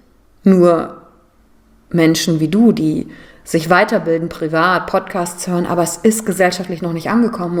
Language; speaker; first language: German; native; German